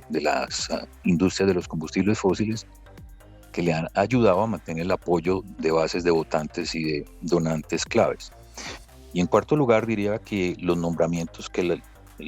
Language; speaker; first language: Spanish; native; Spanish